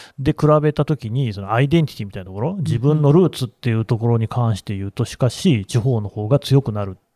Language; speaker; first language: Japanese; native; Japanese